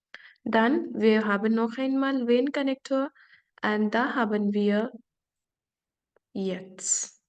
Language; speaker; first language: German; non-native, fluent; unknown